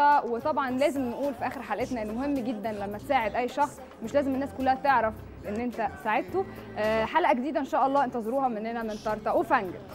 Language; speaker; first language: Arabic; native; Arabic